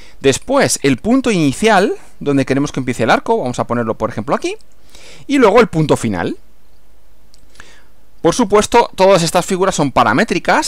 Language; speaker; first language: Spanish; native; Spanish